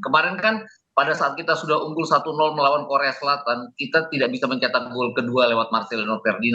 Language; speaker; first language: Indonesian; native; Indonesian